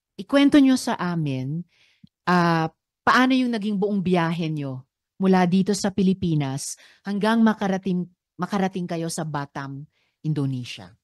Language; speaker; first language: Filipino; native; Filipino